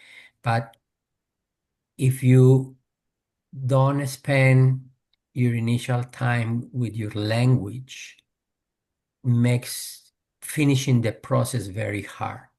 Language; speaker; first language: English; non-native, fluent; Spanish